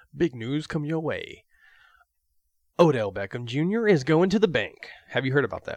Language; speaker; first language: English; native; English